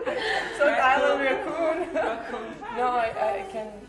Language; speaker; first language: English; non-native, learner; Serbian